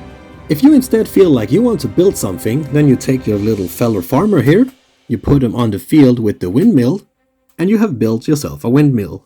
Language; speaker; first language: English; non-native, fluent; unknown